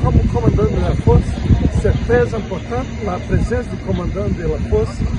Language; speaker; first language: French; non-native, learner; Spanish